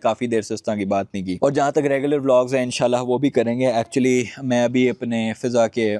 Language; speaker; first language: Urdu; native; Urdu